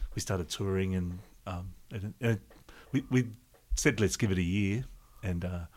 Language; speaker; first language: English; native; English